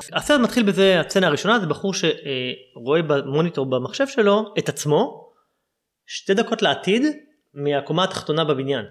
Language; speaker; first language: Hebrew; native; Hebrew